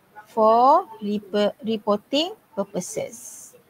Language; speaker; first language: English; non-native, local second language; Malay